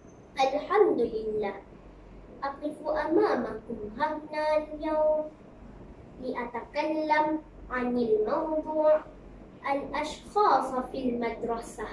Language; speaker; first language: Arabic; non-native, learner; Malay